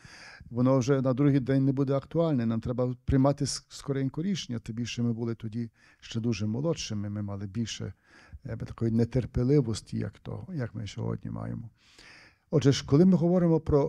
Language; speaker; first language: Ukrainian; native; Ukrainian